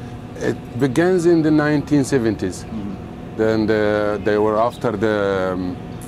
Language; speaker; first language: English; non-native, fluent; Arabic